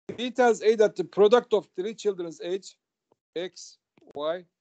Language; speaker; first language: English; non-native, fluent; Turkish